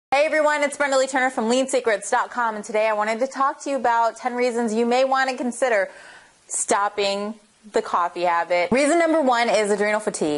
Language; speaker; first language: English; native; English